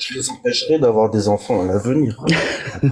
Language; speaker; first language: French; native; French